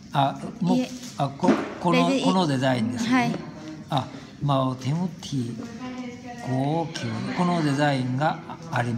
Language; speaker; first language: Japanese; non-native, fluent; Vietnamese